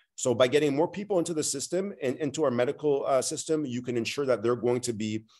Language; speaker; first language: English; early bilingual, other home language; French